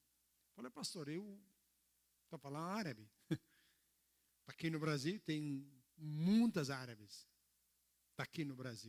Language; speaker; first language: Portuguese; non-native, learner; Arabic